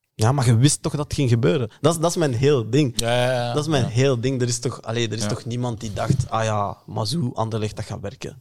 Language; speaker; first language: Dutch; early bilingual, other home language; Lingala